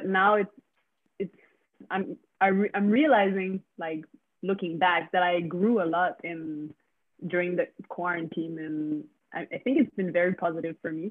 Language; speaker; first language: English; non-native, fluent; French